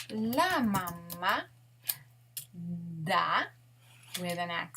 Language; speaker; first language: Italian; non-native, fluent; English